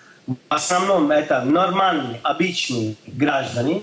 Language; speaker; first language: Russian; non-native, fluent; English